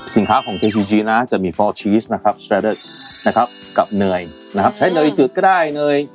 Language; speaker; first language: Thai; non-native, fluent; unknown